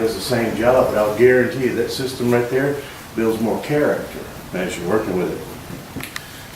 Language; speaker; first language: English; native; English